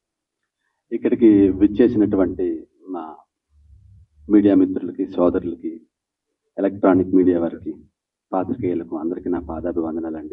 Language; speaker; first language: Telugu; native; Telugu